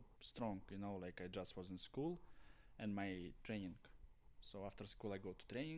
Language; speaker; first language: English; non-native, learner; Russian